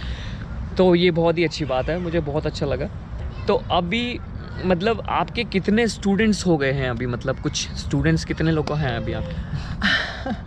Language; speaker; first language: Hindi; native; Hindi